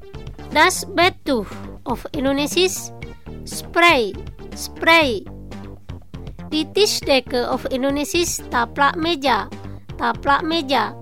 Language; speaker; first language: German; non-native, fluent; Indonesian